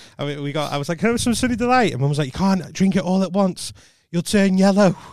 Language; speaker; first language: English; native; English